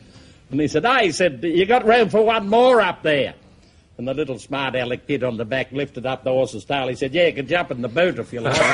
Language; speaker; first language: English; native; English